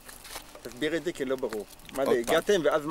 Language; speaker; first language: Hebrew; native; Hebrew